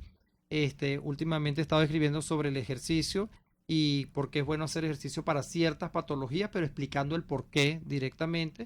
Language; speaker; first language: Spanish; native; Spanish